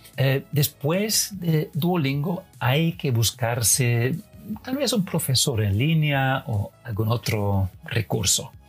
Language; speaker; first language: Spanish; non-native, fluent; Dutch